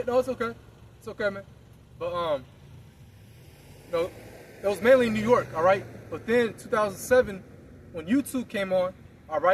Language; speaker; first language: English; native; English